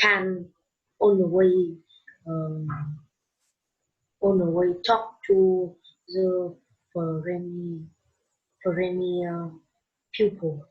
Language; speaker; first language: English; non-native, learner; Vietnamese